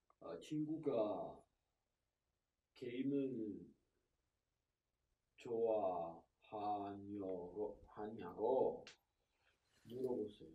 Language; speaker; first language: Korean; non-native, learner; English